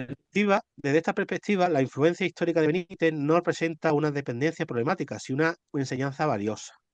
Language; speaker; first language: Spanish; native; Spanish